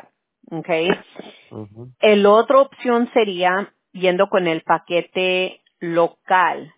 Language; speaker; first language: Spanish; early bilingual, heritage; Spanish